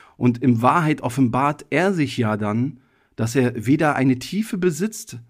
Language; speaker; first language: German; early bilingual, other home language; Italian